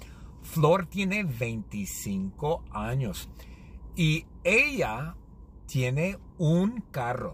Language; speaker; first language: Spanish; non-native, learner; English